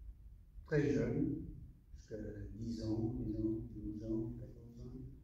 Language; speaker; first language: French; non-native, fluent; English